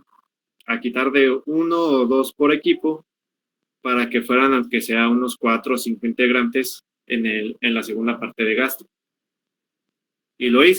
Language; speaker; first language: Spanish; native; Spanish